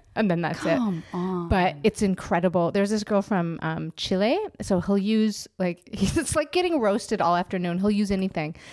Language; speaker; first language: English; native; English